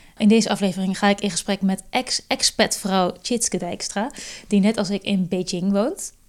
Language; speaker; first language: Dutch; native; Dutch